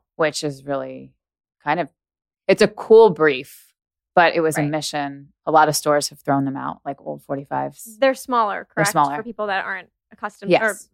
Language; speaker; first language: English; native; English